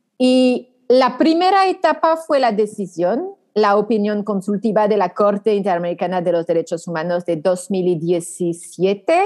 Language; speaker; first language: Spanish; non-native, fluent; French